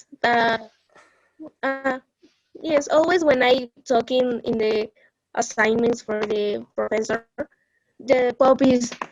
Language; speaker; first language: English; non-native, learner; Spanish